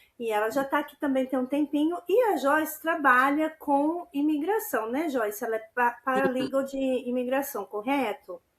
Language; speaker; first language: Portuguese; native; Portuguese